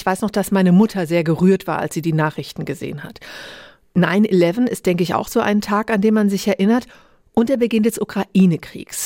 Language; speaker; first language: German; native; German